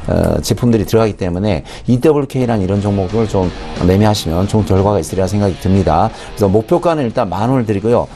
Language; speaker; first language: Korean; native; Korean